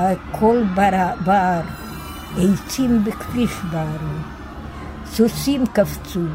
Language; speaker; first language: Hebrew; non-native, fluent; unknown